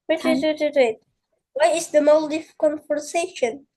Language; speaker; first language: English; non-native, learner; Indonesian